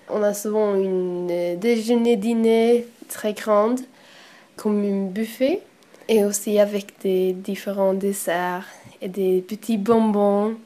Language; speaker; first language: French; non-native, learner; Swedish